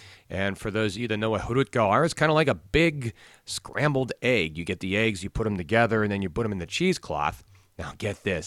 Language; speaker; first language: English; native; English